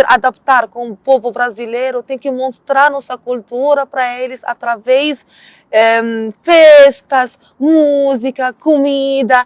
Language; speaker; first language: Portuguese; non-native, learner; Arabic